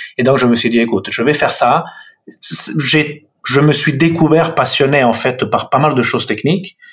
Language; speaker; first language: French; non-native, fluent; Italian